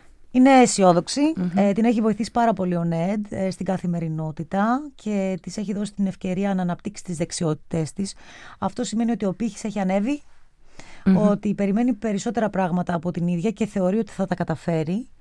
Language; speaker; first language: Greek; native; Greek